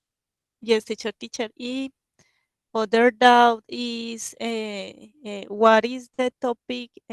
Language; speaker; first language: English; non-native, learner; Spanish